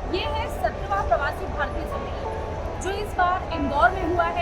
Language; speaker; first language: Hindi; native; Hindi